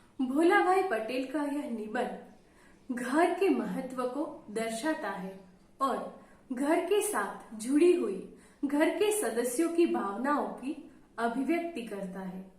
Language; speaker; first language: Hindi; non-native, local second language; Gujarati